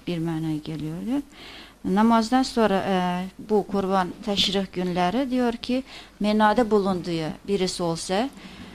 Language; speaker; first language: Turkish; non-native, fluent; Azerbaijani